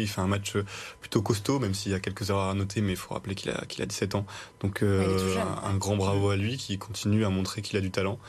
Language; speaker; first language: French; native; French